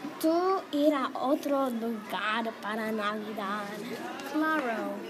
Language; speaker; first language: Spanish; non-native, learner; English